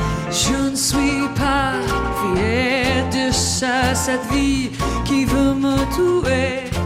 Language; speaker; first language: French; non-native, learner; English